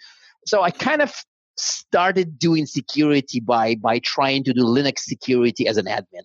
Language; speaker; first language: English; non-native, fluent; Russian